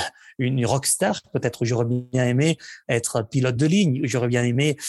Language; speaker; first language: French; non-native, fluent; Spanish